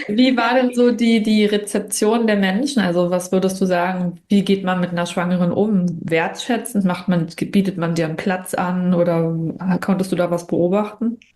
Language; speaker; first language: German; native; German